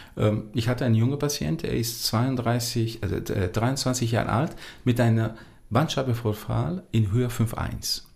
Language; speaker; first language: German; non-native, fluent; Portuguese